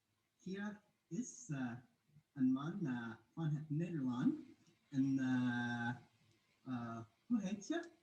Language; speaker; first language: Dutch; non-native, learner; English